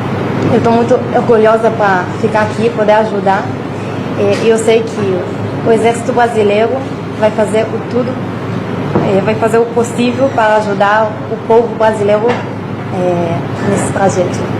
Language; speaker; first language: Portuguese; early bilingual, heritage; Hebrew